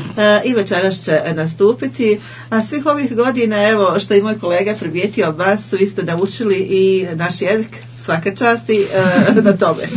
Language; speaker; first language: Serbian; native; Serbian